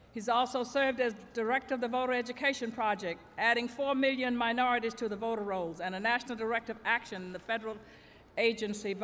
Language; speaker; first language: English; native; English